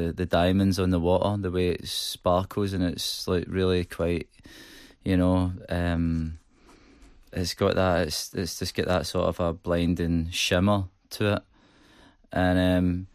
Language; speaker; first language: English; native; English